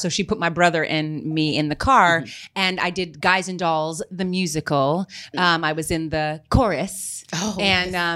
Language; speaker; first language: English; native; English